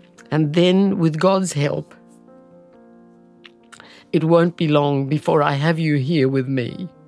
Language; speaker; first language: English; native; English